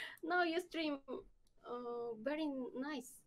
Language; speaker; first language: English; non-native, learner; Korean